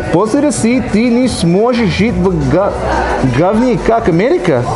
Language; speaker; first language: Russian; non-native, learner; English